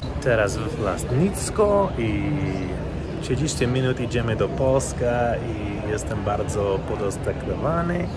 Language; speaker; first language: Polish; non-native, learner; English